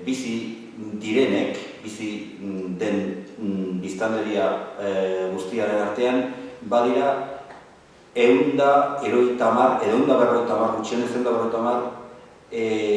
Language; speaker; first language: Basque; native; Basque